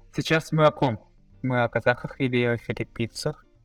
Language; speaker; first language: Russian; native; Russian